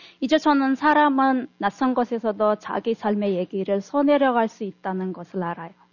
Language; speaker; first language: Korean; non-native, fluent; Turkmen